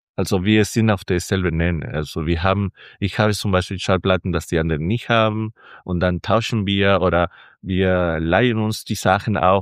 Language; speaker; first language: German; non-native, fluent; Spanish